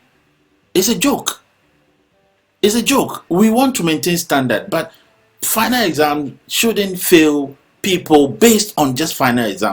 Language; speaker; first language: English; non-native, local second language; Akan